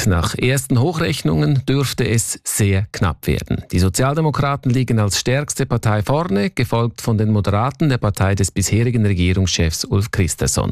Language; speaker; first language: German; native; German